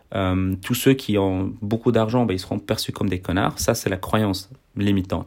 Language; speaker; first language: French; native; French